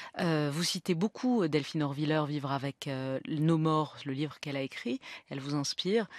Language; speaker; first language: French; native; French